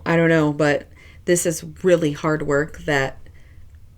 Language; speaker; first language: English; native; English